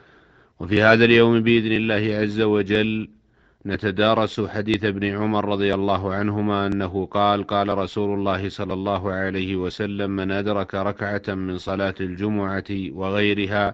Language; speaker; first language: Arabic; native; Arabic